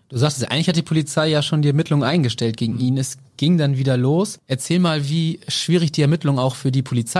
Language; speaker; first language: German; native; German